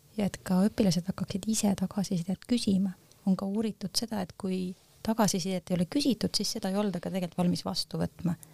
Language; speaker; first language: Estonian; native; Estonian